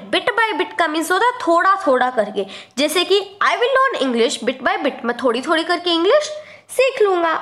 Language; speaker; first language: Hindi; native; Hindi